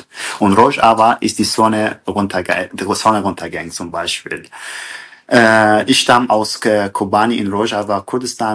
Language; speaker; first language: German; non-native, fluent; Kurdish